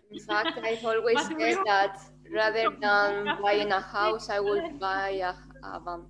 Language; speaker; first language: English; non-native, fluent; Spanish